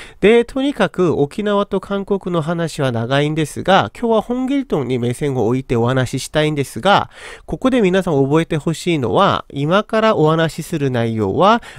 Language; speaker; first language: Japanese; non-native, fluent; Korean